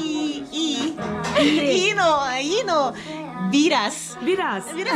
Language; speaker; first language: Turkish; non-native, learner; Portuguese